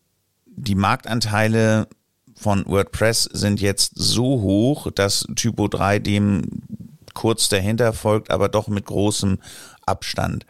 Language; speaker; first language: German; native; German